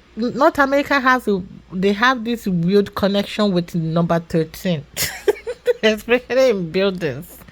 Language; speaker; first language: English; non-native, local second language; Yoruba